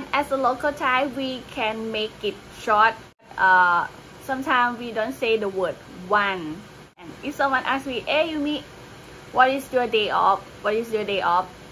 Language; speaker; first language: English; non-native, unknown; Thai